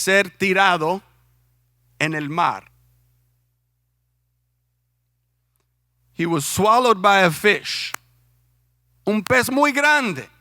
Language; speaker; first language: Spanish; non-native, fluent; English